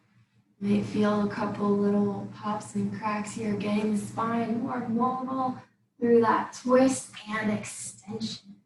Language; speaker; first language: English; native; English